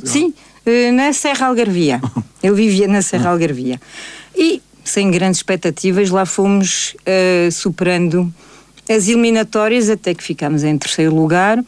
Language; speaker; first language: Portuguese; native; Portuguese